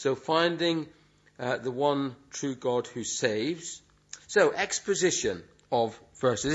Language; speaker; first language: English; native; English